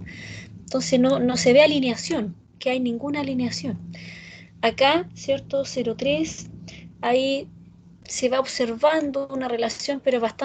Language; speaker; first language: Spanish; native; Spanish